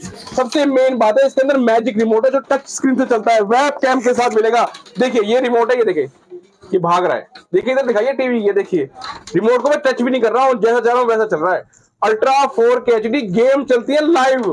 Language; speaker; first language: Hindi; native; Hindi